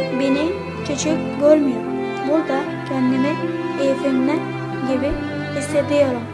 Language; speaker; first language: Turkish; early bilingual, other home language; Arabic